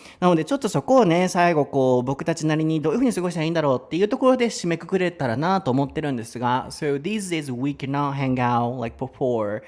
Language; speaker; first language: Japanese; native; Japanese